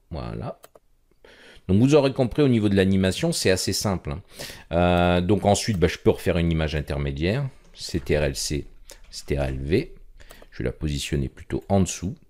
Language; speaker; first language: French; native; French